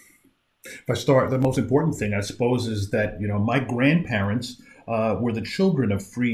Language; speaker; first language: English; native; English